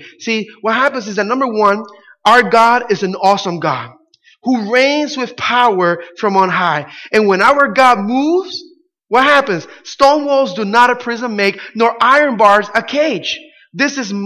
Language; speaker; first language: English; early bilingual, other home language; Spanish